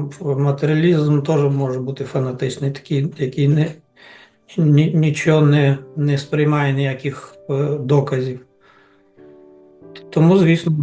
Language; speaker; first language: Ukrainian; native; Ukrainian